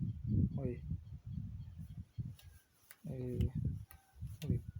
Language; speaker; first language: French; non-native, learner; Portuguese